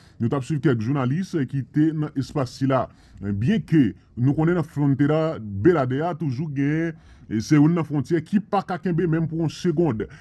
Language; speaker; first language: Haitian Creole; non-native, fluent; Spanish